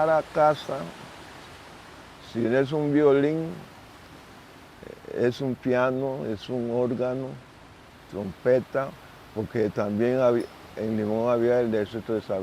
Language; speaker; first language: Spanish; non-native, local second language; English